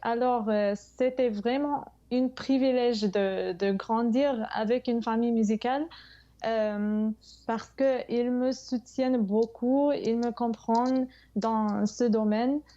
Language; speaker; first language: French; non-native, fluent; English